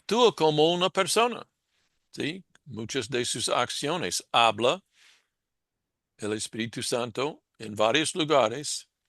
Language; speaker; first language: Spanish; non-native, fluent; English